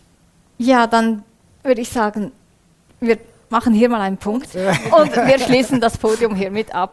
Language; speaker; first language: German; native; German